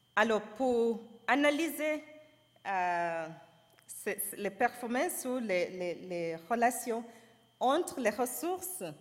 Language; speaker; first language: French; non-native, fluent; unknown